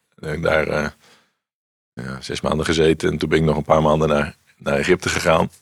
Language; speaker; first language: Dutch; native; Dutch